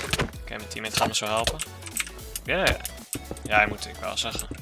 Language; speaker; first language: Dutch; native; Dutch